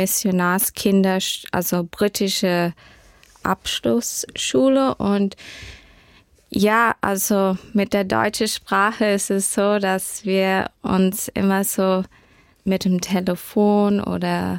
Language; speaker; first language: German; early bilingual, heritage; German